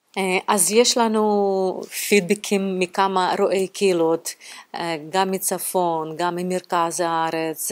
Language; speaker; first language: Hebrew; non-native, fluent; Russian